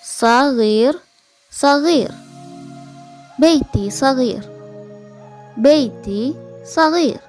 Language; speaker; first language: Arabic; non-native, fluent; Malayalam